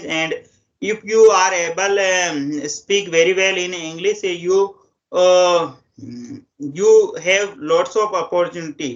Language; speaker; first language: English; non-native, local second language; Hindi